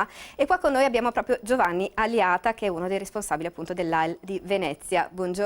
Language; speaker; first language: Italian; native; Italian